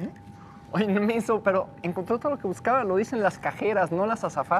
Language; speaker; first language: Spanish; native; Spanish